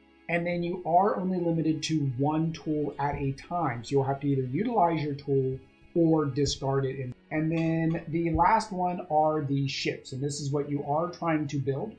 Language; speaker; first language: English; native; English